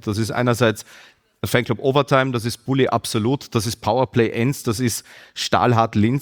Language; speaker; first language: German; native; German